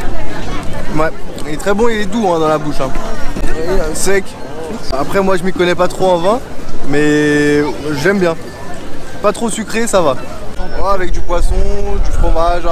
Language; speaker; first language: French; native; French